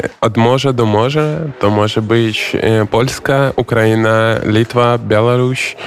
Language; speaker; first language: Polish; non-native, learner; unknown